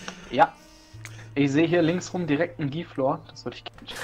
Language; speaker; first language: German; native; German